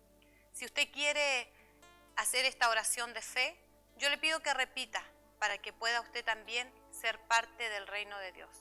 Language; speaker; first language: Spanish; native; Spanish